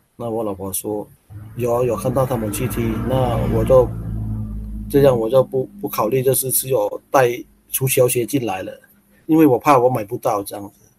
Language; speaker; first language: Chinese; non-native, learner; Thai